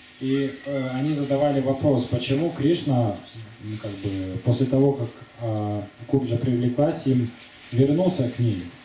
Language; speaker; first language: Russian; native; Russian